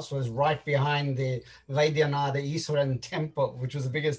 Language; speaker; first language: English; native; English